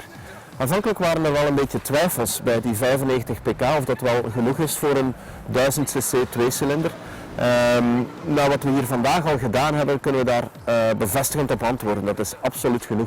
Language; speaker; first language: Dutch; native; Dutch